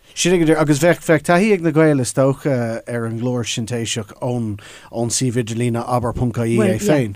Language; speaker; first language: Irish; non-native, local second language; English